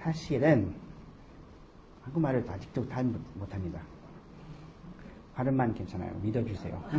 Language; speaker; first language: Korean; non-native, learner; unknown